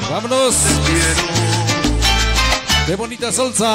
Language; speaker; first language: Spanish; native; Spanish